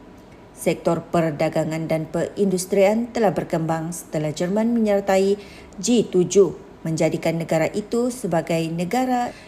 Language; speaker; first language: Malay; native; Malay